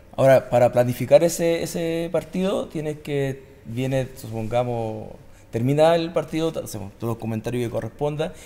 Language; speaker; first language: Spanish; native; Spanish